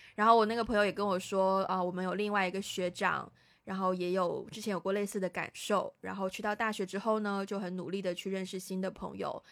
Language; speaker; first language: Chinese; native; Chinese